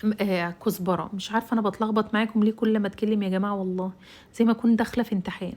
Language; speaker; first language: Arabic; native; Arabic